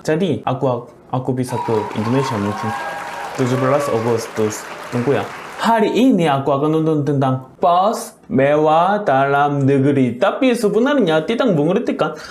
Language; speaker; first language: Indonesian; non-native, learner; Korean